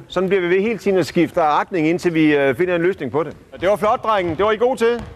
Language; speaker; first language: Danish; native; Danish